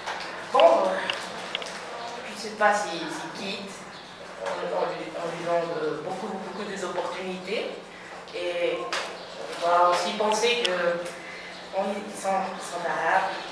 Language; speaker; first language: French; non-native, learner; Spanish